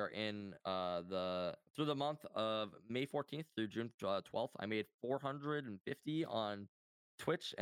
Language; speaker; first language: English; native; English